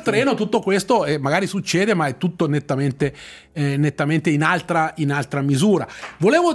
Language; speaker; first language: Italian; native; Italian